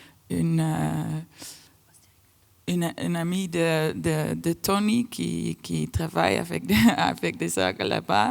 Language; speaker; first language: French; non-native, fluent; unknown